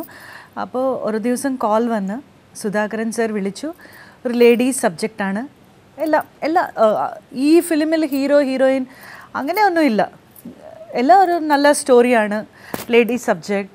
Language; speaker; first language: Malayalam; non-native, fluent; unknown